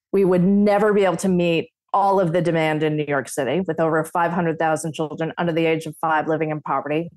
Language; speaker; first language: English; native; English